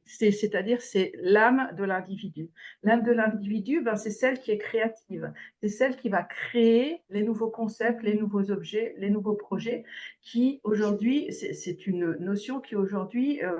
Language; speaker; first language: French; native; French